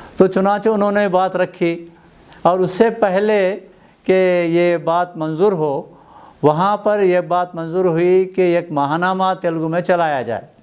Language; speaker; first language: Urdu; native; Urdu